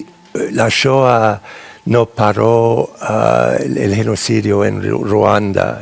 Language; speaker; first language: Spanish; non-native, fluent; English